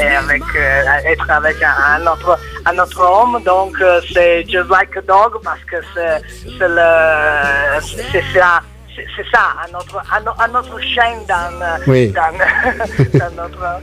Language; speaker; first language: French; non-native, learner; Italian